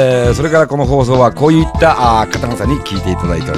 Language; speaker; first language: Japanese; native; Japanese